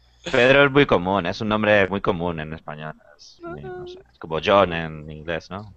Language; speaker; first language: Spanish; native; Spanish